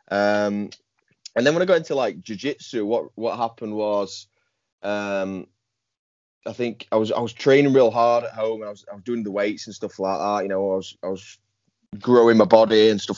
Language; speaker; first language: English; native; English